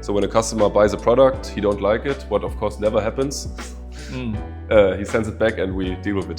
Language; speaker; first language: English; non-native, fluent; German